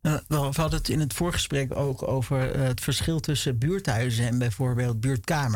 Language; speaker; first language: Dutch; native; Dutch